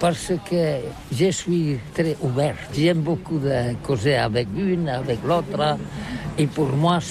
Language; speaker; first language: French; non-native, learner; Catalan